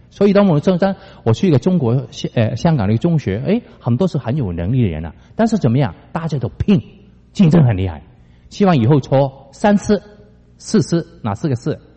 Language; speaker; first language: Chinese; non-native, local second language; Cantonese